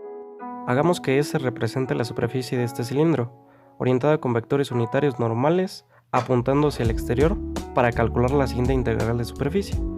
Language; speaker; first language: Spanish; native; Spanish